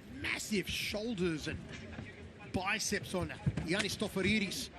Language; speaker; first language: English; native; English